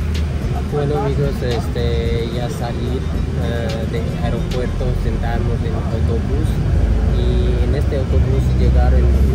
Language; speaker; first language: Spanish; non-native, learner; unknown